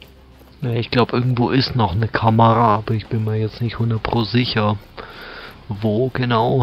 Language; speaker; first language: German; native; German